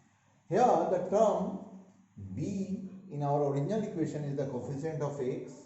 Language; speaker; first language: English; non-native, local second language; Hindi